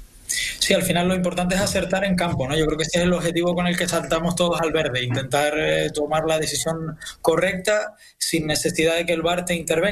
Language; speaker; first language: Spanish; native; Spanish